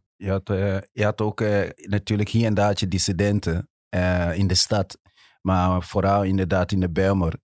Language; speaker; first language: Dutch; early bilingual, other home language; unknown